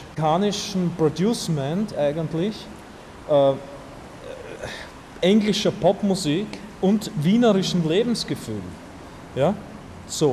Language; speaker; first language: German; native; German